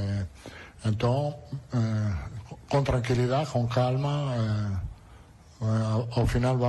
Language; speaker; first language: Portuguese; non-native, learner; Italian